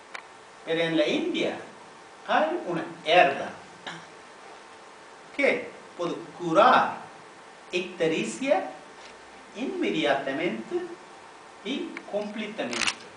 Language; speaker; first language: Spanish; non-native, fluent; Tamil